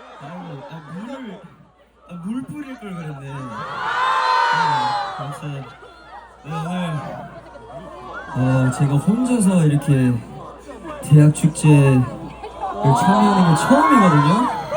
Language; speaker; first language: Korean; early bilingual, heritage; Korean